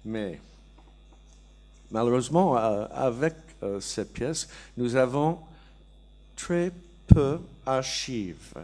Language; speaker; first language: French; non-native, learner; English